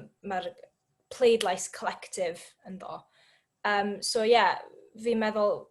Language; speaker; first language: Welsh; non-native, learner; English